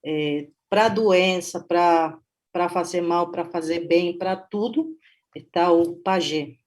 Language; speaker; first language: Portuguese; non-native, fluent; Spanish